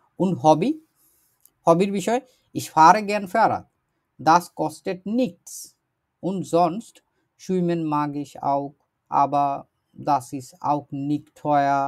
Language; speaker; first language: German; non-native, learner; Bangla